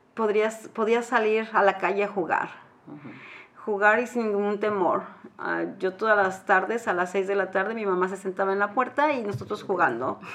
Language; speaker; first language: Spanish; native; Spanish